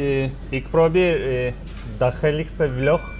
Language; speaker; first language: Dutch; non-native, learner; Turkish